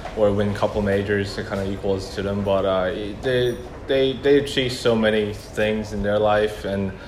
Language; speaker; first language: English; early bilingual, other home language; Korean